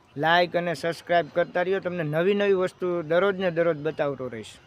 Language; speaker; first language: Gujarati; native; Gujarati